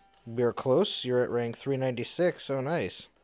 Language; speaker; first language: English; native; English